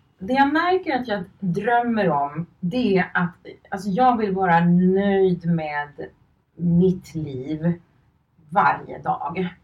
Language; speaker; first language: Swedish; early bilingual, other home language; Finnish